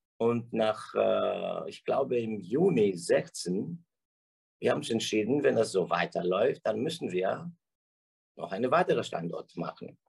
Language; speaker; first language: German; non-native, fluent; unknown